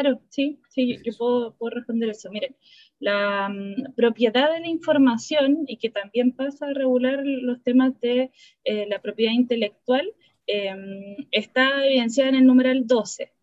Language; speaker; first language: Spanish; native; Spanish